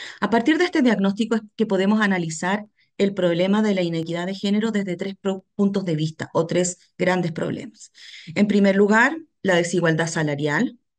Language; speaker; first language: Spanish; native; Spanish